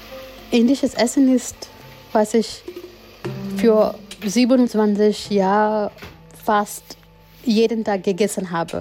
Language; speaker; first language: German; non-native, fluent; Gujarati